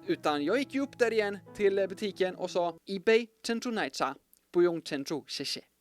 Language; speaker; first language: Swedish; native; Swedish